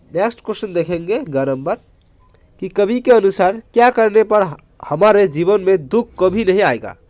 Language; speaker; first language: Hindi; non-native, local second language; Assamese